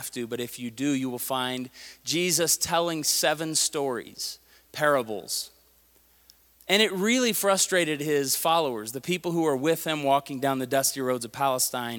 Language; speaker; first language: English; native; English